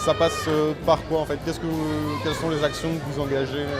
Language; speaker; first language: French; native; French